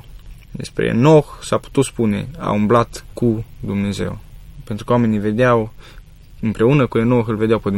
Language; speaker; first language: Romanian; native; Romanian